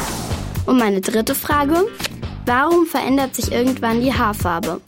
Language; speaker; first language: German; native; German